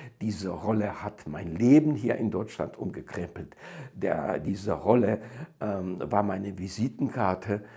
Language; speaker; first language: German; non-native, fluent; Georgian